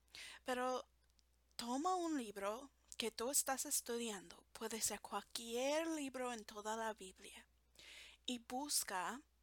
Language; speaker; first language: Spanish; non-native, fluent; English